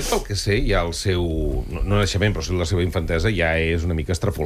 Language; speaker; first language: Catalan; native; Catalan